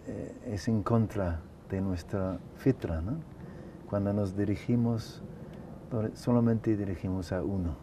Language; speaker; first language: Spanish; non-native, fluent; English